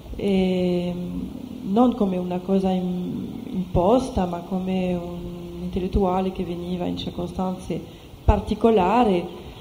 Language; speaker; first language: Italian; non-native, fluent; French